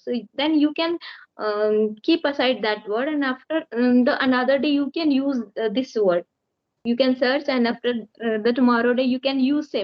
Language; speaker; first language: English; non-native, learner; Marathi